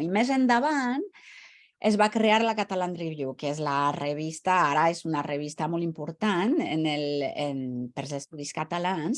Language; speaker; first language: Catalan; non-native, fluent; French